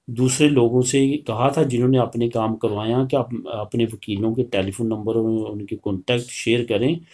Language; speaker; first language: Urdu; native; Urdu